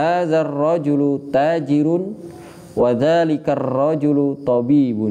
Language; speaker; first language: Arabic; non-native, fluent; Indonesian